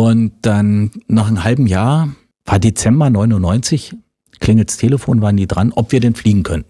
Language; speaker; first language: German; native; German